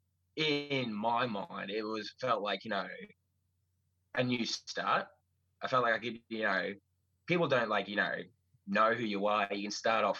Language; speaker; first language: English; native; English